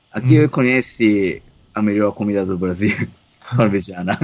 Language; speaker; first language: Portuguese; non-native, learner; Japanese